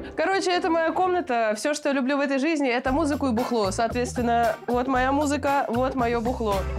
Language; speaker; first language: Russian; native; Russian